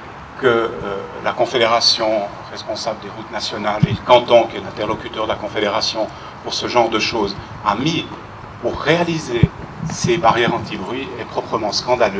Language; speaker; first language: French; native; French